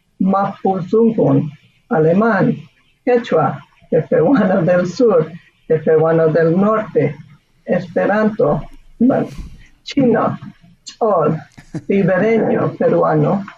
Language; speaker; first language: Spanish; non-native, fluent; English